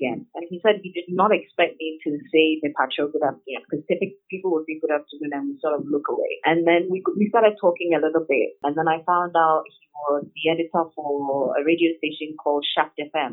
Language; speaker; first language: English; non-native, local second language; Akan